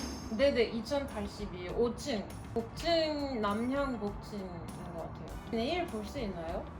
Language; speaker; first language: Korean; non-native, learner; French